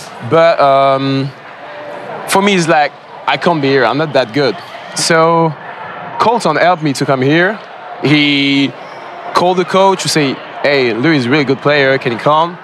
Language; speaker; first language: English; non-native, learner; French